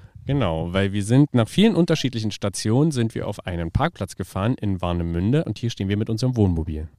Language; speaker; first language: German; native; German